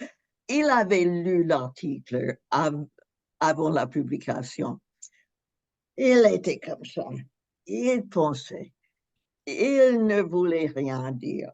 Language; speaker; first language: French; non-native, fluent; English